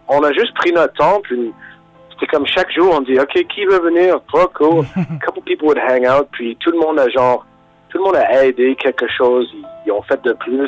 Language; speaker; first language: French; non-native, fluent; English